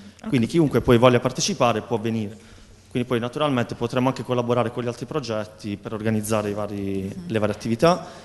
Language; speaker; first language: Italian; native; Italian